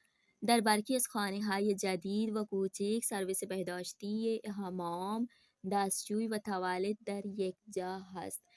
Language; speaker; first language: Persian; non-native, fluent; Urdu